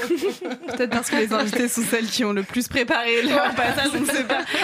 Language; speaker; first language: French; native; French